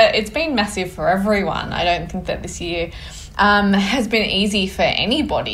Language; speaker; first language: English; native; English